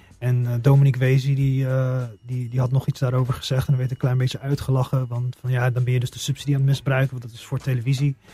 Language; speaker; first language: Dutch; early bilingual, heritage; Dutch